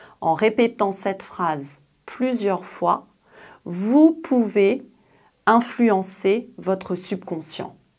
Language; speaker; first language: French; native; French